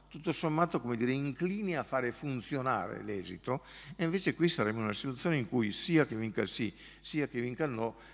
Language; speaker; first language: Italian; native; Italian